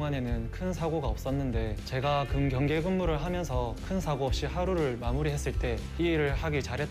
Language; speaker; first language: Korean; native; Korean